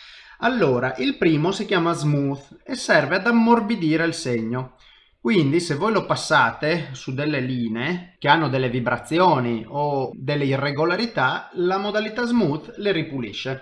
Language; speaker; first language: Italian; native; Italian